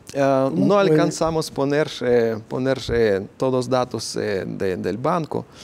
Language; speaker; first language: Spanish; non-native, fluent; Ukrainian